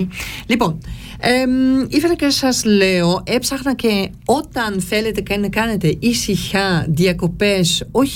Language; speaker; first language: Greek; early bilingual, heritage; Greek